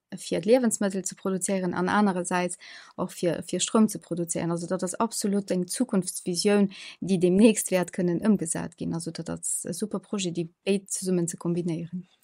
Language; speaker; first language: Luxembourgish; early bilingual, other home language; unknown